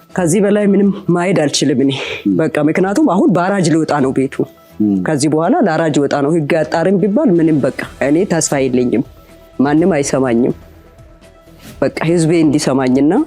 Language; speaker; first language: Amharic; non-native, local second language; Oromo